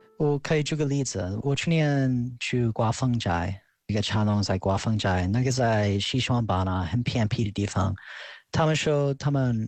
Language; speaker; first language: Chinese; non-native, fluent; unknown